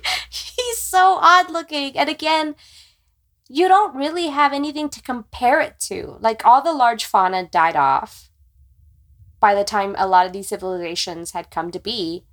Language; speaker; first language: English; native; English